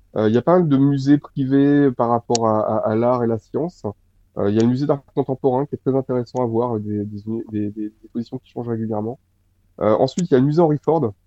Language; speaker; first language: French; native; French